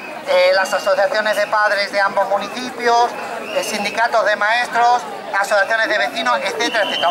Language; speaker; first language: Spanish; native; Spanish